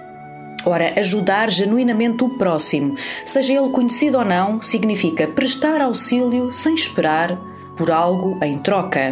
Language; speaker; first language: Portuguese; native; Portuguese